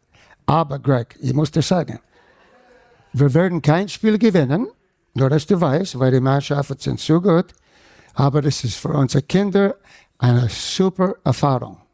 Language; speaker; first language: German; non-native, fluent; English